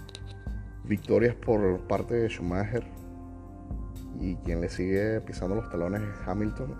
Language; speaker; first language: Spanish; native; Spanish